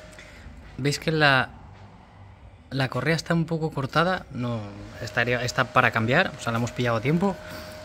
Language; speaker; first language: Spanish; native; Spanish